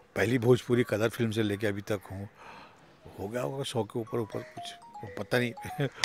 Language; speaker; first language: Hindi; native; Hindi